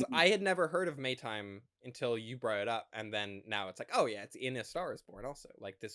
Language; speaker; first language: English; native; English